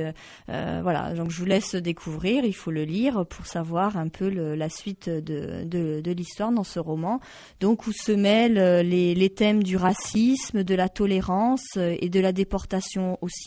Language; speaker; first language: French; native; French